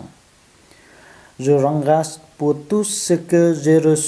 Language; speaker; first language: French; non-native, fluent; Vietnamese